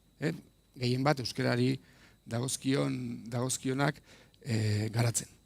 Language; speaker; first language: Basque; native; Basque